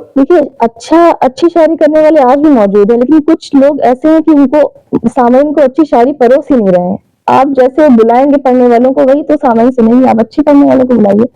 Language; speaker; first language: Urdu; native; Urdu